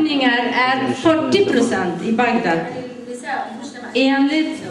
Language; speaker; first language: Swedish; non-native, fluent; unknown